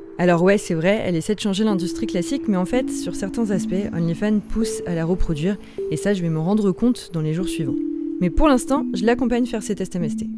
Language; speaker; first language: French; native; French